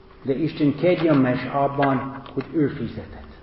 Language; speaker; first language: Hungarian; non-native, fluent; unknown